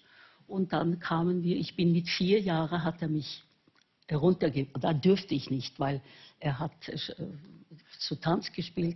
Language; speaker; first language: German; non-native, fluent; Norwegian